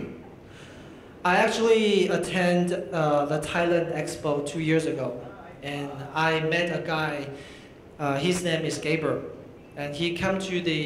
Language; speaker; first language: English; non-native, fluent; Chinese